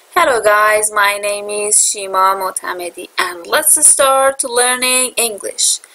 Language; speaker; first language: English; non-native, fluent; Persian